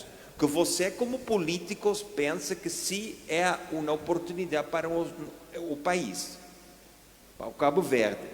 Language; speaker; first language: Portuguese; non-native, fluent; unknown